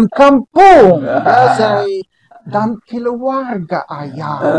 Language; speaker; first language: Indonesian; non-native, learner; Dutch